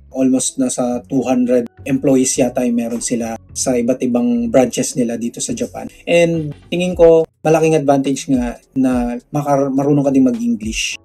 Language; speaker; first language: Filipino; non-native, local second language; Cebuano